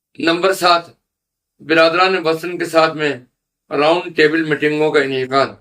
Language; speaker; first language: Urdu; native; Urdu